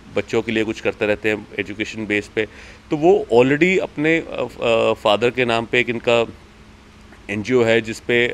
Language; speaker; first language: Hindi; native; Hindi